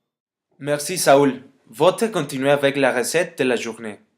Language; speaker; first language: French; non-native, learner; Spanish